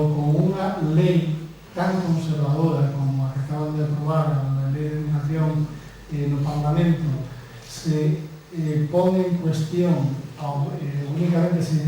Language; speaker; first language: Spanish; native; Spanish